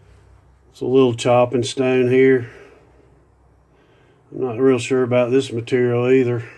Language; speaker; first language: English; native; English